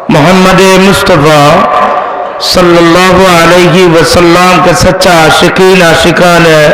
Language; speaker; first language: Urdu; non-native, local second language; Sylheti